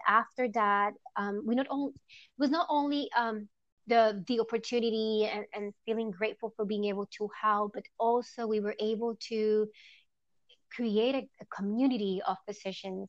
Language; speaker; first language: English; non-native, fluent; Spanish